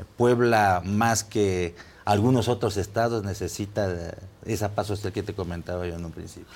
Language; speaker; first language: Spanish; native; Spanish